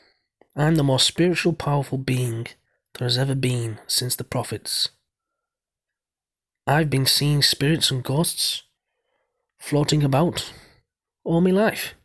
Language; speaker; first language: English; native; English